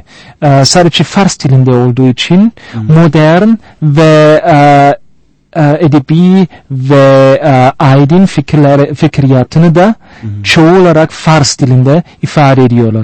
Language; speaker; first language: Turkish; non-native, fluent; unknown